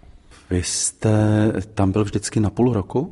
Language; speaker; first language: Czech; native; Czech